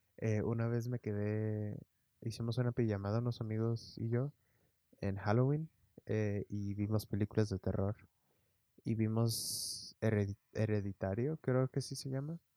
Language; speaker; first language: Spanish; early bilingual, heritage; Spanish